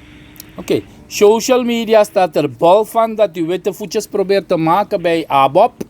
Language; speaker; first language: Dutch; non-native, local second language; Caribbean Hindustani